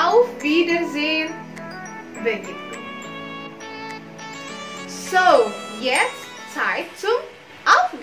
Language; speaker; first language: German; non-native, fluent; Indonesian